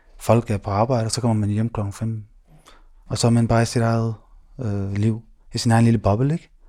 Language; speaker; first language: Danish; early bilingual, other home language; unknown